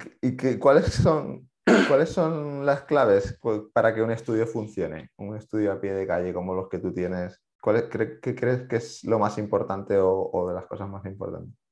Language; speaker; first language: Spanish; native; Spanish